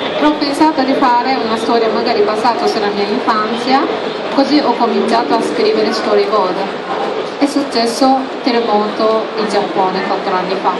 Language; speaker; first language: Italian; non-native, fluent; Japanese